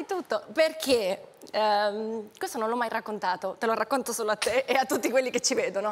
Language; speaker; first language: Italian; non-native, fluent; Spanish